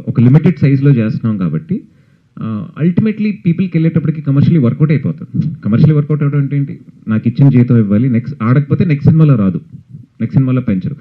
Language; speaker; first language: Telugu; native; Telugu